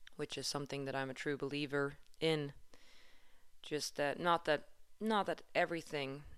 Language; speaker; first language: English; non-native, fluent; Swedish